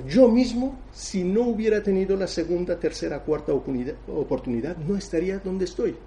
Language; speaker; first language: Spanish; non-native, fluent; Persian